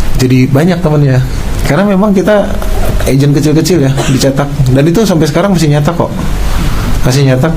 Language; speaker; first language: Indonesian; native; Indonesian